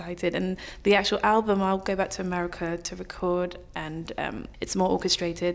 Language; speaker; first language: English; native; English